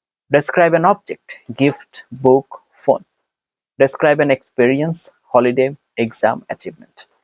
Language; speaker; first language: English; non-native, local second language; Bangla